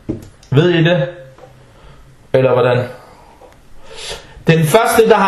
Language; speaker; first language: Danish; non-native, fluent; Arabic